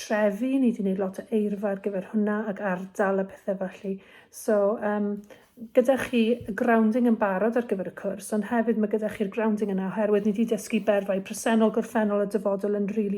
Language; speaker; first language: Welsh; native; Welsh